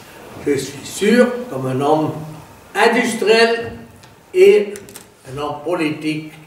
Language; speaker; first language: French; non-native, fluent; German